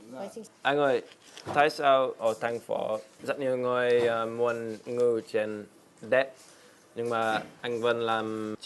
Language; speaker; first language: Vietnamese; non-native, learner; English